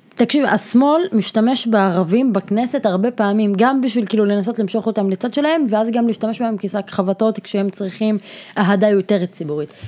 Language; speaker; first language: Hebrew; non-native, local second language; Arabic